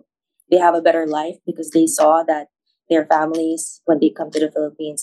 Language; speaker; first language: English; non-native, local second language; Filipino